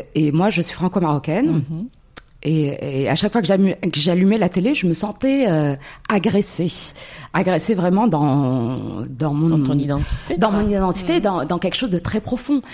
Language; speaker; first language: French; non-native, local second language; Arabic